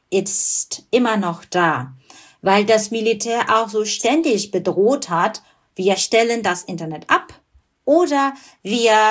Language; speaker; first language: German; non-native, fluent; Burmese